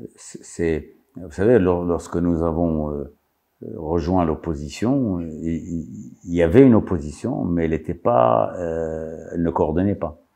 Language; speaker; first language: French; non-native, local second language; Arabic